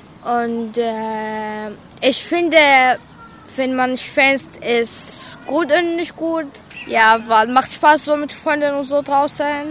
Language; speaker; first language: German; non-native, learner; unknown